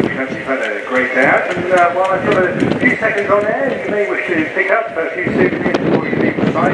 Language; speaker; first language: English; native; English